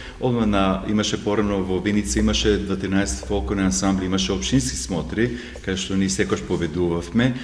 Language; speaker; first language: Macedonian; native; Macedonian